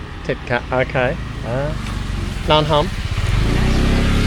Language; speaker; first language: Vietnamese; non-native, learner; English